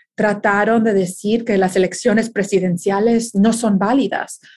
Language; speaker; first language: Spanish; early bilingual, heritage; Spanish